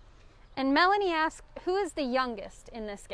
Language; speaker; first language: English; native; English